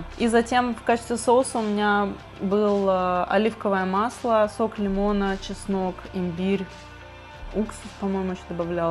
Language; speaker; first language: Russian; native; Russian